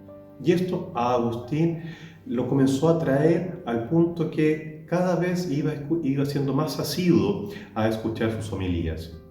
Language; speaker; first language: Spanish; native; Spanish